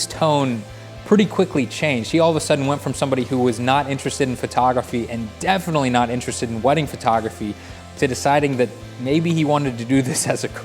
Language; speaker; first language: English; native; English